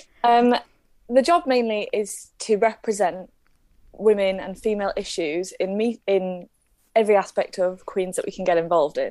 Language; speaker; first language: English; native; English